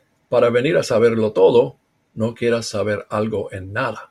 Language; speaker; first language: Spanish; early bilingual, heritage; Spanish